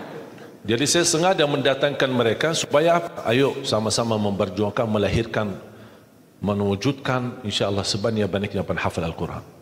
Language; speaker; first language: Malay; non-native, fluent; Arabic